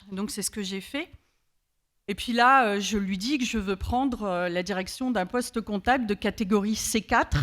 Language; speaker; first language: French; native; French